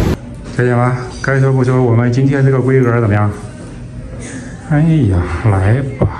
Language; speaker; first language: Chinese; native; Chinese